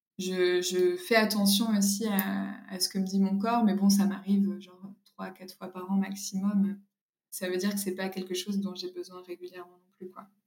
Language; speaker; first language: French; native; French